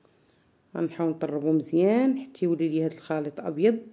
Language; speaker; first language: Arabic; native; Arabic